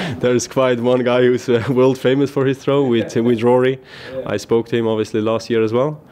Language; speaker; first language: English; non-native, fluent; German